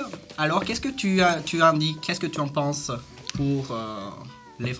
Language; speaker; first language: French; non-native, learner; Turkish